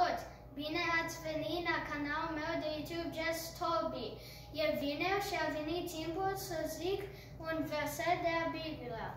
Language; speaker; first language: Romanian; early bilingual, heritage; Romanian